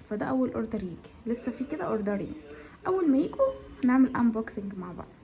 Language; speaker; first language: Arabic; native; Arabic